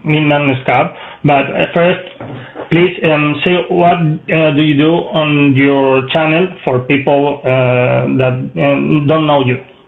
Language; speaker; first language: English; non-native, learner; Spanish